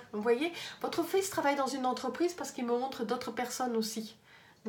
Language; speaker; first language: French; native; French